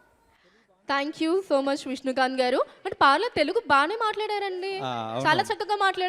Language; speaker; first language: Telugu; native; Telugu